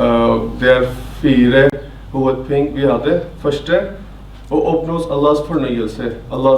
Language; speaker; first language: Norwegian; non-native, fluent; Urdu